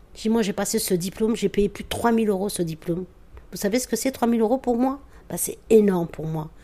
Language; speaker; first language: French; native; French